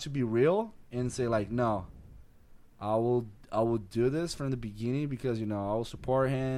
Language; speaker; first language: English; non-native, learner; Portuguese